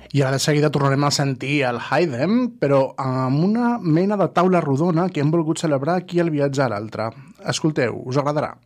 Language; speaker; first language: Catalan; native; Catalan